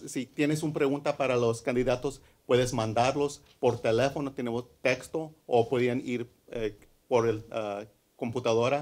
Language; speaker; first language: Spanish; early bilingual, heritage; English